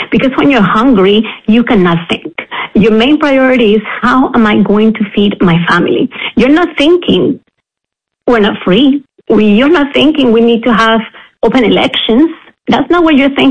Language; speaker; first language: English; non-native, fluent; Spanish